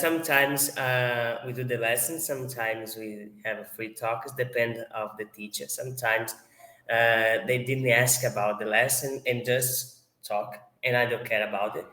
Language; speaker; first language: English; non-native, fluent; Portuguese